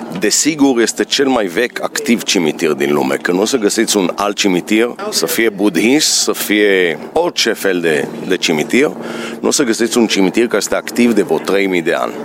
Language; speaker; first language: Romanian; early bilingual, heritage; Romanian